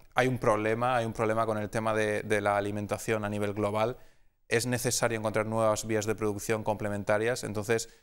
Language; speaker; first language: Spanish; native; Spanish